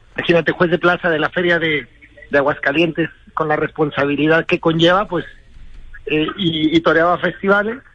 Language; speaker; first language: Spanish; native; Spanish